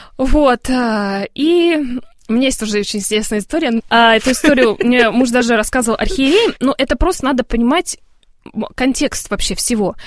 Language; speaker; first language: Russian; early bilingual, heritage; Russian